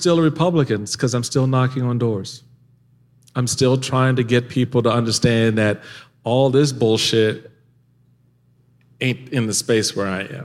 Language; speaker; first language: English; native; English